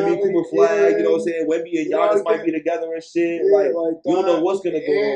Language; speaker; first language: English; native; English